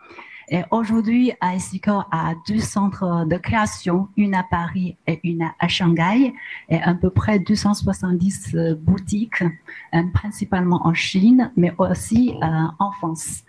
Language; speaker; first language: French; non-native, learner; Chinese